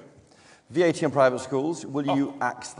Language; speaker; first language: English; native; English